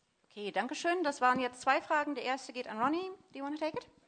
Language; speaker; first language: German; native; German